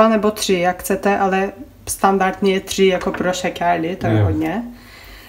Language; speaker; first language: Czech; non-native, fluent; Turkish